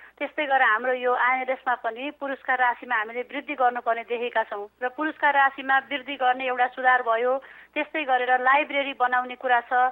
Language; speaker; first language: Nepali; native; Nepali